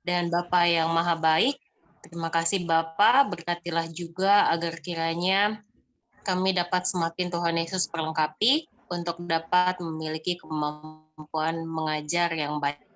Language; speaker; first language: Indonesian; native; Indonesian